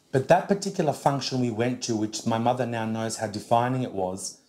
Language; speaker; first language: English; native; English